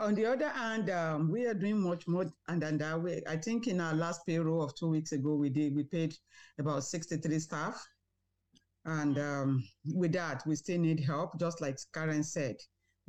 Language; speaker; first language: English; non-native, local second language; Yoruba